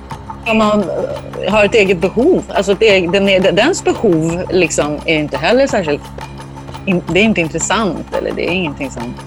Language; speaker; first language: Swedish; native; Swedish